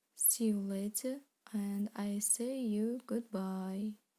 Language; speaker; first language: English; non-native, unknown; Kazakh